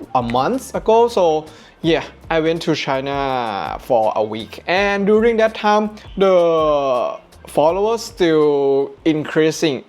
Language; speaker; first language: English; non-native, fluent; Thai